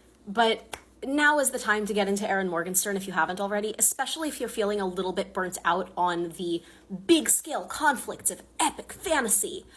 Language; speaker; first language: English; native; English